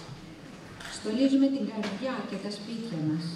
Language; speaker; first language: Greek; native; Greek